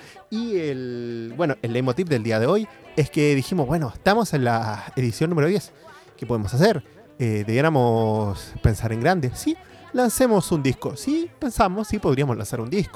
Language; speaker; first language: Spanish; native; Spanish